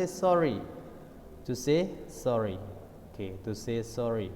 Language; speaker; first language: English; non-native, learner; Indonesian